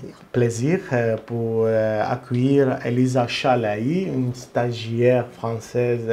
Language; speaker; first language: French; non-native, learner; Greek